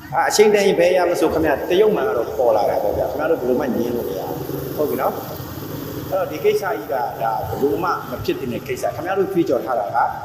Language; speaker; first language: Burmese; native; Burmese